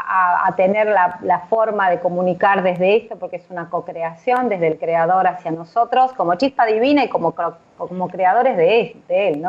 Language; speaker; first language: Spanish; native; Spanish